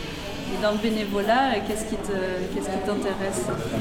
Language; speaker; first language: French; native; French